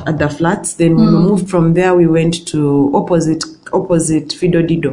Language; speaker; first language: English; non-native, local second language; Ganda